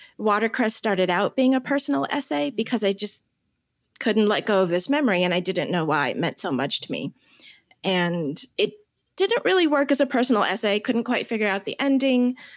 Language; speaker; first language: English; early bilingual, other home language; Chinese